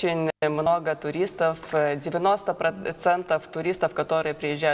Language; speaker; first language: Russian; non-native, learner; Lithuanian